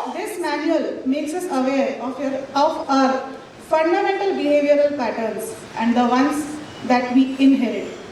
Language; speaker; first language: English; non-native, local second language; Marathi